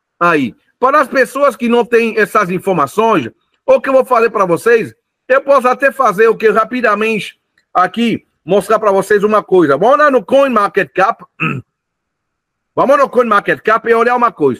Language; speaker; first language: Portuguese; non-native, fluent; French